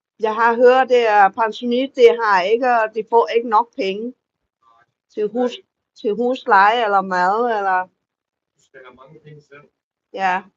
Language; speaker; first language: Danish; non-native, learner; Thai